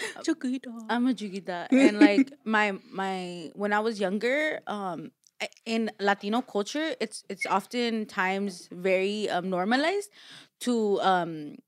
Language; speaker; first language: English; early bilingual, other home language; Spanish